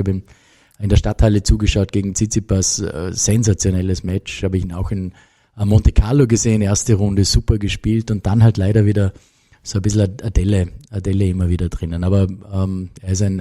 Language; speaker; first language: German; native; German